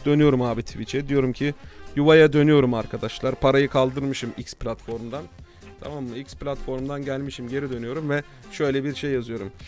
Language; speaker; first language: Turkish; native; Turkish